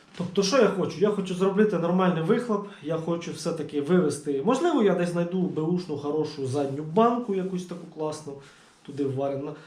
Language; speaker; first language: Ukrainian; native; Ukrainian